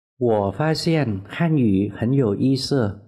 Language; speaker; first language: Chinese; non-native, learner; Vietnamese